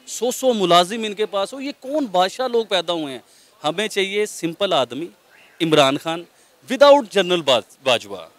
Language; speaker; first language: Urdu; non-native, local second language; Punjabi